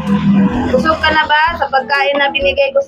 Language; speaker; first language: Filipino; native; Filipino